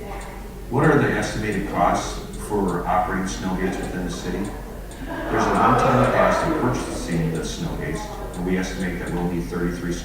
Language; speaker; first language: English; native; English